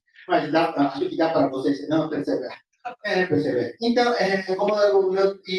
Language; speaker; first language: Portuguese; non-native, fluent; Japanese